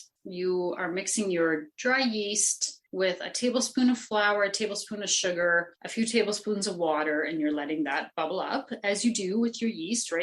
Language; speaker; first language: English; native; English